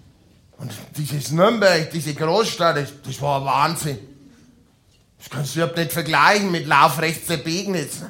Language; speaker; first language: German; native; German